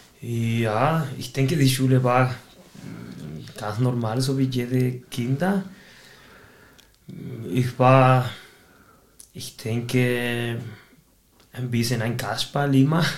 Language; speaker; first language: German; non-native, fluent; Spanish